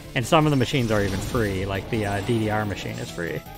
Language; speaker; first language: English; native; English